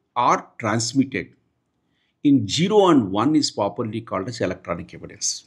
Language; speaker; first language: English; non-native, local second language; Telugu